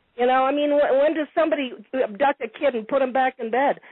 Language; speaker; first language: English; non-native, fluent; Italian